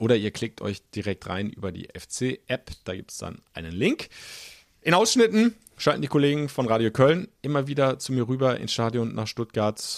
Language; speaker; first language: German; native; German